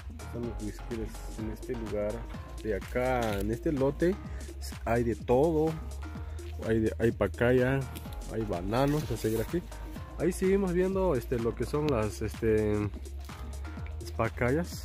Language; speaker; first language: Spanish; native; Spanish